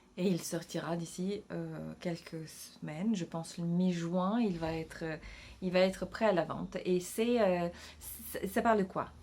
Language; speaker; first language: French; non-native, fluent; Italian